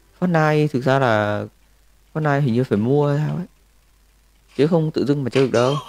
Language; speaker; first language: Vietnamese; native; Vietnamese